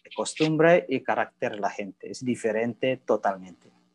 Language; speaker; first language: Spanish; non-native, learner; Indonesian